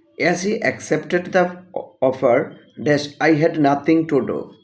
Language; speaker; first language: English; non-native, local second language; Bangla